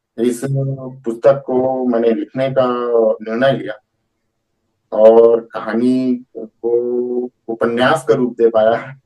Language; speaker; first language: Hindi; native; Hindi